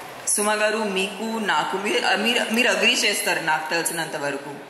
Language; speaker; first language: Telugu; non-native, fluent; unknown